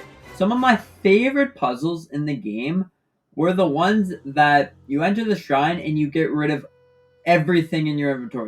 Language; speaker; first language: English; native; English